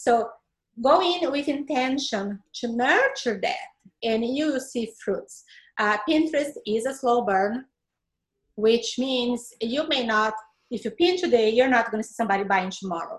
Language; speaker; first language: English; non-native, fluent; Portuguese